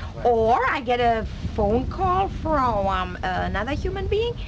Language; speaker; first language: English; non-native, fluent; German